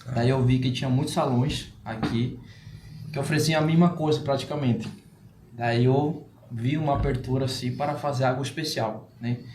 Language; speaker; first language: Portuguese; non-native, fluent; Spanish